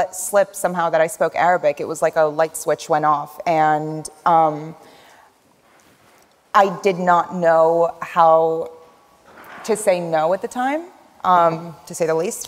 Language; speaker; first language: English; early bilingual, other home language; Arabic